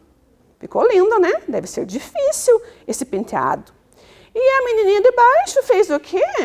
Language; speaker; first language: Portuguese; native; Portuguese